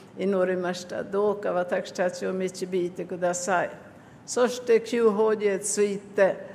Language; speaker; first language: Japanese; non-native, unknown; Swedish